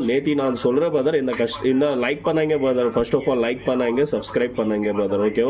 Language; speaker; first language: Tamil; non-native, learner; Kannada